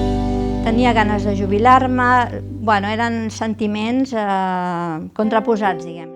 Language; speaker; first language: Catalan; native; Catalan